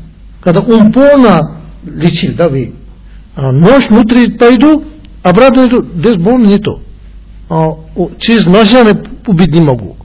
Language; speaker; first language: Russian; non-native, learner; Tibetan